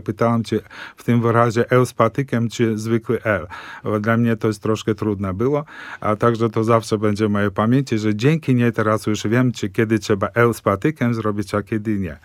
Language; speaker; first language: Polish; non-native, fluent; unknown